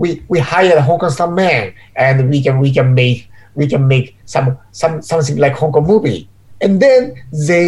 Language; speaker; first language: English; non-native, learner; Japanese